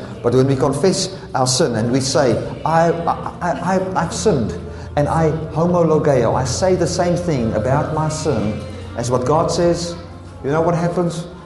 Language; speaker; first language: English; non-native, local second language; Afrikaans